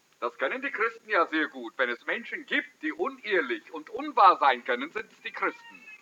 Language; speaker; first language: German; early bilingual, heritage; German